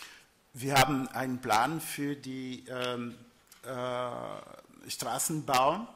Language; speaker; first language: German; non-native, learner; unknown